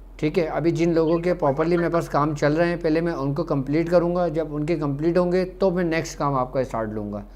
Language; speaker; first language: Urdu; native; Urdu